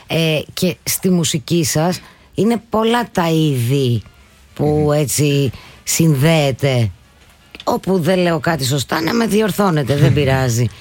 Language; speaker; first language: Greek; native; Greek